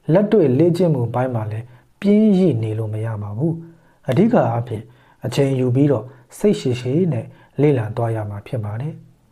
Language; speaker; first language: Burmese; native; Burmese